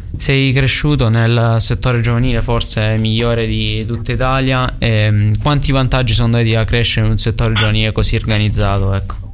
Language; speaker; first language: Italian; native; Italian